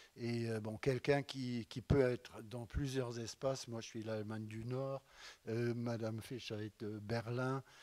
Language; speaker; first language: French; non-native, fluent; German